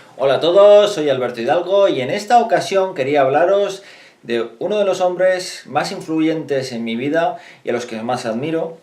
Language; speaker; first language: Spanish; native; Spanish